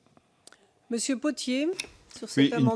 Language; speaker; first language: French; native; French